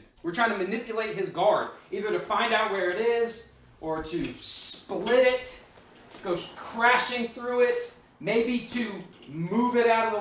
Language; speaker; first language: English; native; English